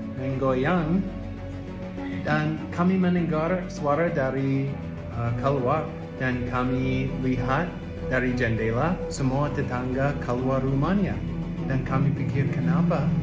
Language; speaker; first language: Indonesian; non-native, learner; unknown